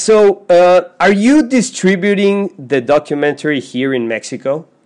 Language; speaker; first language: English; non-native, fluent; Spanish